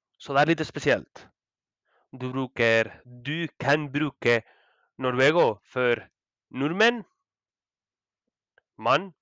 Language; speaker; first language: Norwegian; non-native, learner; Spanish